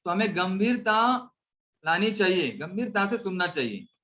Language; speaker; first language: Hindi; non-native, local second language; Marathi